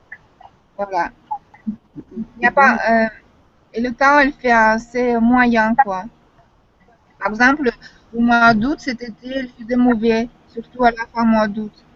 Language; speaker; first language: French; non-native, fluent; Russian